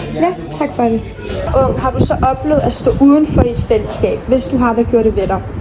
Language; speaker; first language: Danish; native; Danish